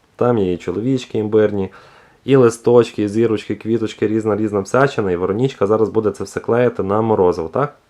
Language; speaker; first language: Ukrainian; native; Ukrainian